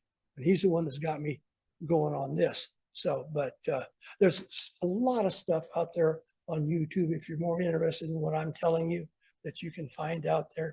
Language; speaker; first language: English; native; English